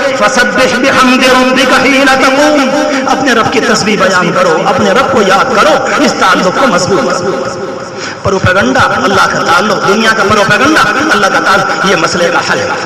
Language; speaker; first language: Urdu; native; Urdu